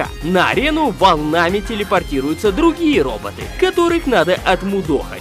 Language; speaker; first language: Russian; native; Russian